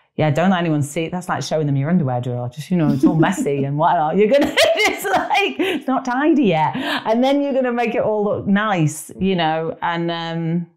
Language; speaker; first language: English; native; English